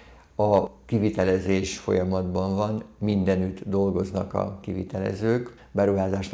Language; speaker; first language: Hungarian; native; Hungarian